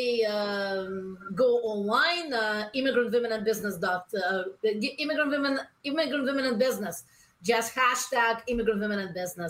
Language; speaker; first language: English; non-native, fluent; Russian